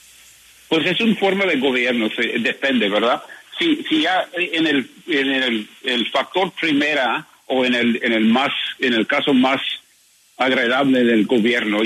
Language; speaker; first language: Spanish; non-native, learner; English